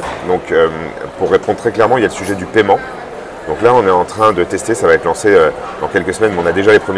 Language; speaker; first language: French; native; French